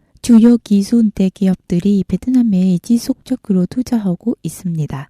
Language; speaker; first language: Korean; non-native, fluent; Vietnamese